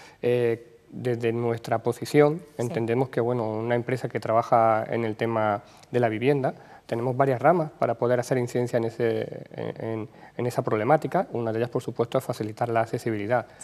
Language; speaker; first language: Spanish; native; Spanish